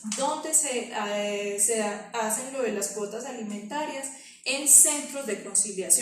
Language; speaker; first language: Spanish; native; Spanish